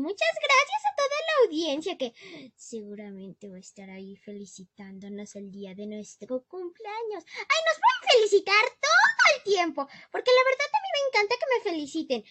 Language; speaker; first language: Spanish; native; Spanish